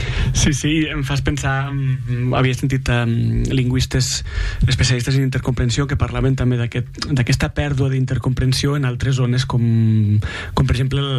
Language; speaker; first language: Catalan; native; Catalan